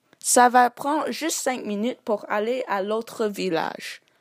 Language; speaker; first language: French; non-native, learner; English